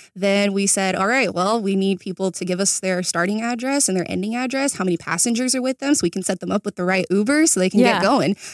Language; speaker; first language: English; native; English